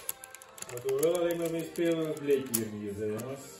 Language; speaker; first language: Dutch; native; Dutch